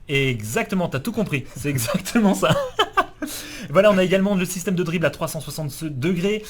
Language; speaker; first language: French; native; French